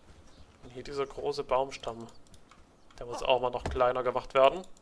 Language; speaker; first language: German; native; German